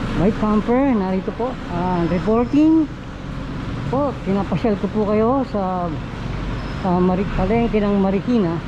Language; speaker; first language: Filipino; native; Filipino